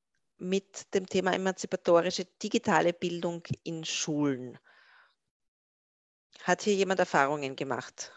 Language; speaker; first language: German; native; German